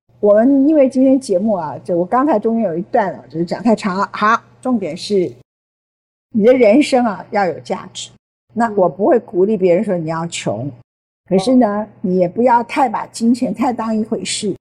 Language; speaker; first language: Chinese; native; Chinese